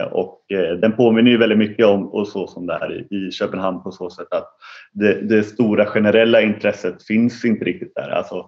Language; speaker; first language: Swedish; native; Swedish